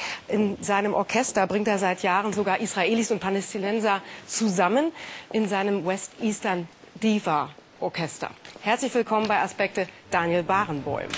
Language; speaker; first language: German; native; German